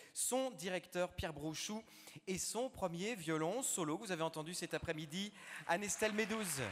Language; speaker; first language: French; native; French